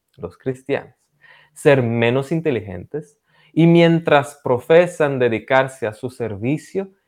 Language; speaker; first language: Spanish; non-native, fluent; Romanian